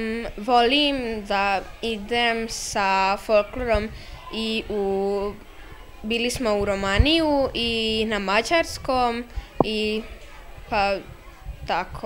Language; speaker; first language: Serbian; non-native, local second language; Hungarian